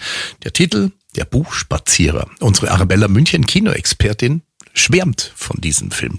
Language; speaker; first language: German; native; German